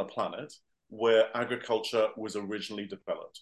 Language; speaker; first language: English; native; English